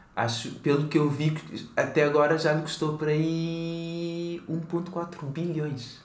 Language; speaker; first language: Portuguese; non-native, local second language; Kabuverdianu